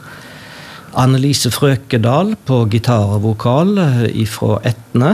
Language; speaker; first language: Norwegian; native; Norwegian